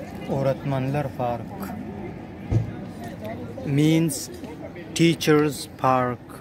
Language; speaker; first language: English; non-native, fluent; Pashto